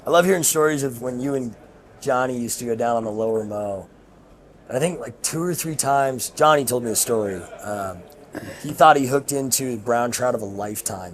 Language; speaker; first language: English; native; English